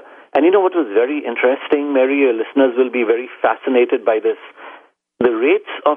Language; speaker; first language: English; non-native, local second language; Hindi